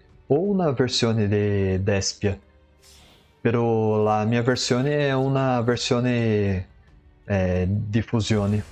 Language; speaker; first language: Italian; non-native, learner; Portuguese